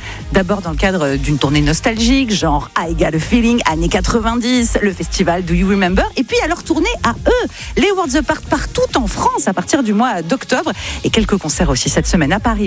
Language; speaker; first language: French; native; French